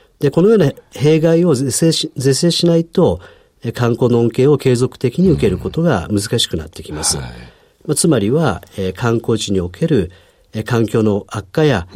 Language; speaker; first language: Japanese; native; Japanese